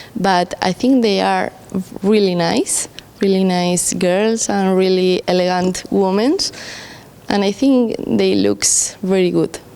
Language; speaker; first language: English; non-native, learner; Spanish